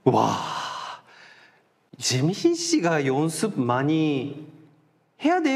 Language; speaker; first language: Korean; non-native, fluent; Japanese